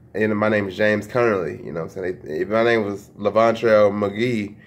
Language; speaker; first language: English; native; English